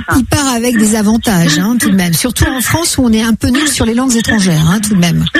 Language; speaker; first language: French; native; French